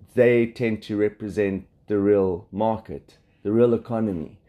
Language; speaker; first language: English; native; English